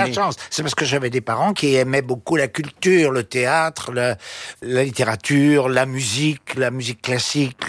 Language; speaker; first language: French; native; French